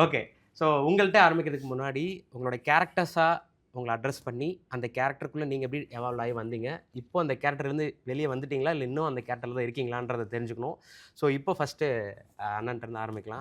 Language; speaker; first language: Tamil; native; Tamil